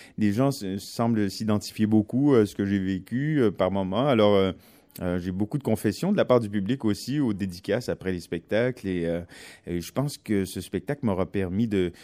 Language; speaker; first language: French; native; French